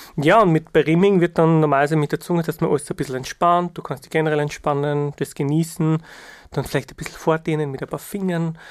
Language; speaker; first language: German; early bilingual, other home language; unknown